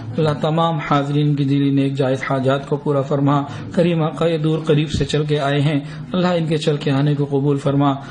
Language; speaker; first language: Urdu; non-native, local second language; Punjabi